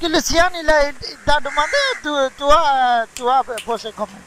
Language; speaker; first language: French; non-native, learner; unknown